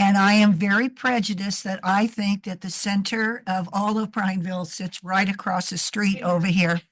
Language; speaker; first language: English; native; English